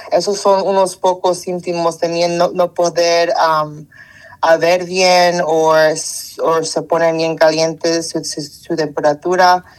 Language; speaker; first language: Spanish; early bilingual, heritage; Spanish